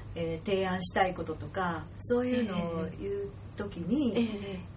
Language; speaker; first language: Japanese; native; Japanese